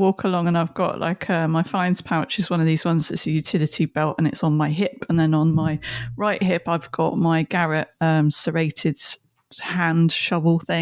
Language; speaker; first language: English; native; English